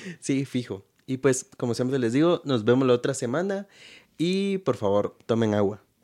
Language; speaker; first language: Spanish; native; Spanish